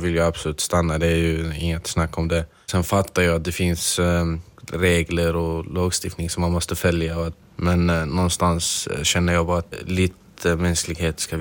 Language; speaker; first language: Swedish; non-native, fluent; Arabic